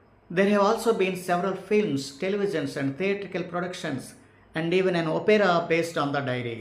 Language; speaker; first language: English; non-native, local second language; Telugu